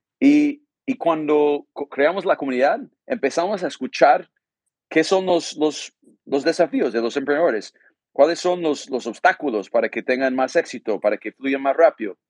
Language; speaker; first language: Spanish; non-native, fluent; English